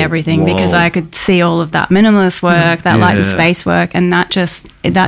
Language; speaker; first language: English; native; English